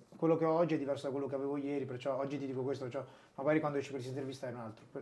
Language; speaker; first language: Italian; native; Italian